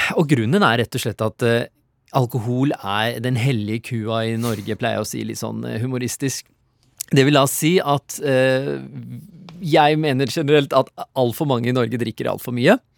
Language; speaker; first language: Norwegian; early bilingual, other home language; Urdu